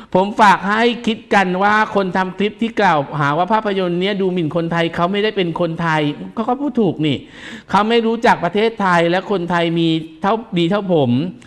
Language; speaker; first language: Thai; native; Thai